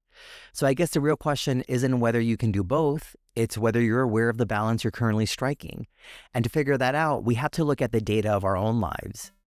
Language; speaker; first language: English; native; English